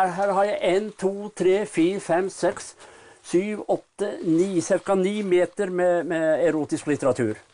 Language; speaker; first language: Norwegian; native; Norwegian